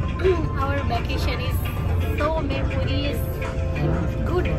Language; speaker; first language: English; non-native, learner; Nepali